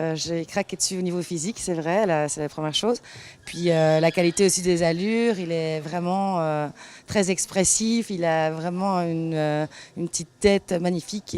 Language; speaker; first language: French; native; French